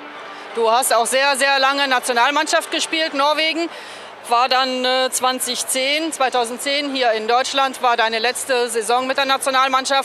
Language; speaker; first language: German; native; German